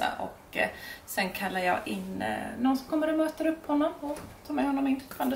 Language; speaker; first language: Swedish; native; Swedish